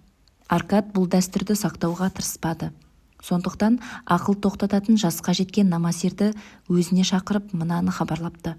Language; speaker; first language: Kazakh; native; Kazakh